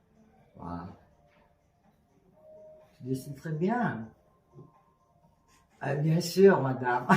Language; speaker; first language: French; non-native, fluent; Greek